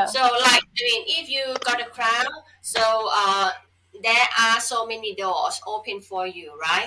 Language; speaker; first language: English; non-native, fluent; Thai